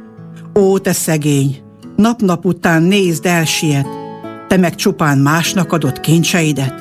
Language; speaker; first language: Hungarian; native; Hungarian